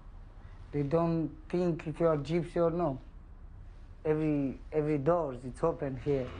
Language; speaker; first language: English; non-native, learner; Romanian